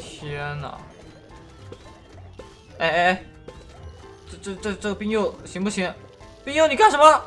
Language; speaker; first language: Chinese; native; Chinese